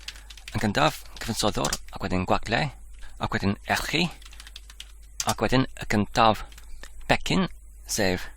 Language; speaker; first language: Welsh; non-native, learner; English